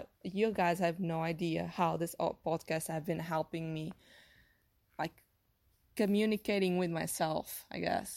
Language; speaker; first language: English; non-native, fluent; Portuguese